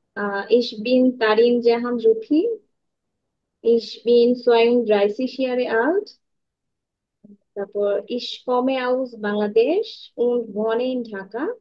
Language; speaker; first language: German; non-native, learner; Bangla